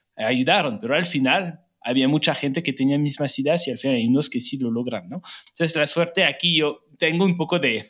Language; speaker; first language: Spanish; non-native, fluent; French